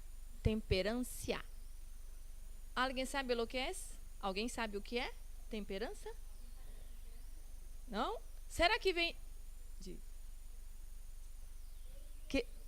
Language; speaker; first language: Portuguese; non-native, learner; Spanish